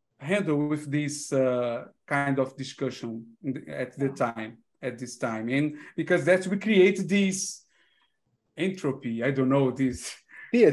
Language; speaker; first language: English; non-native, learner; Portuguese